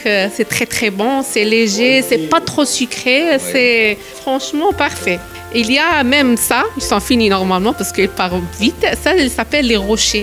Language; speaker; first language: French; non-native, local second language; Arabic